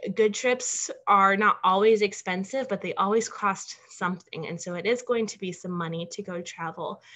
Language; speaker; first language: English; native; English